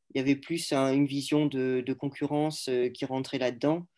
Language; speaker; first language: French; native; French